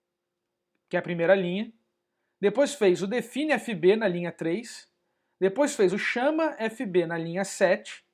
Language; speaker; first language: Portuguese; native; Portuguese